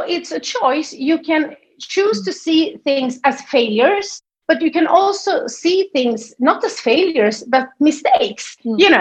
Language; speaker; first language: English; non-native, fluent; Swedish